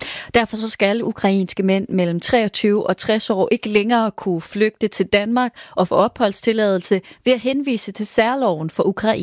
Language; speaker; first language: Danish; native; Danish